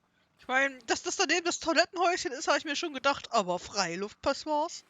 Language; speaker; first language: German; native; German